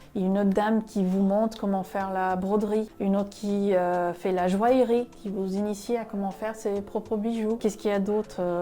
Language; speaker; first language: French; non-native, fluent; Spanish